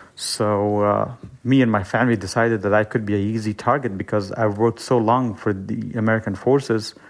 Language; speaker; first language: English; non-native, fluent; Persian